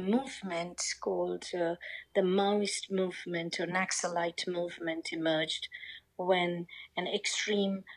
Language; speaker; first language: English; non-native, local second language; Bangla